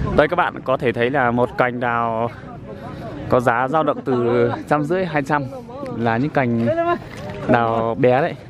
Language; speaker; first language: Vietnamese; native; Vietnamese